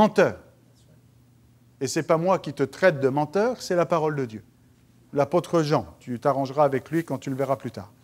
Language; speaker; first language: French; native; French